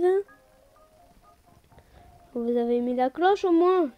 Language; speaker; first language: French; native; French